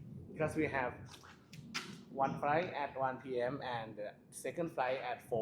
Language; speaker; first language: English; non-native, learner; Thai